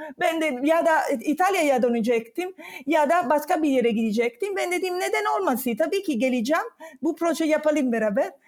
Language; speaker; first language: Turkish; non-native, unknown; Italian